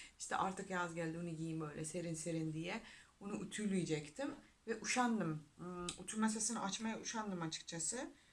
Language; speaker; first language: Turkish; non-native, fluent; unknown